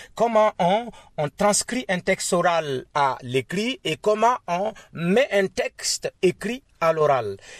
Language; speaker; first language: French; non-native, local second language; Mossi